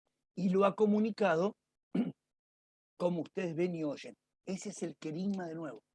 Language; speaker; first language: Spanish; native; Spanish